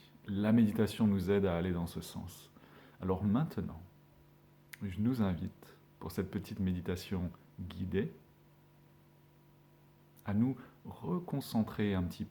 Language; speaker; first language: French; native; French